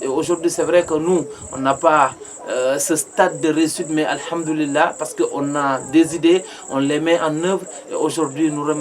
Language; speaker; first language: French; non-native, local second language; Mandingo